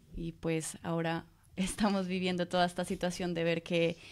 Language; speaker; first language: Spanish; native; Spanish